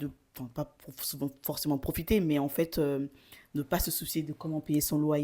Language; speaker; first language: French; non-native, local second language; Bambara